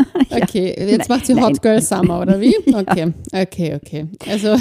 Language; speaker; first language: German; native; German